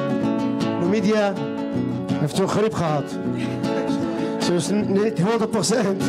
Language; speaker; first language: Dutch; non-native, fluent; Riffian